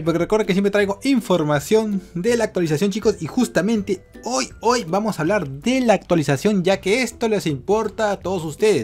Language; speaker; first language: Spanish; native; Spanish